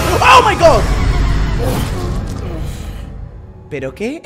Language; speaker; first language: Spanish; native; Spanish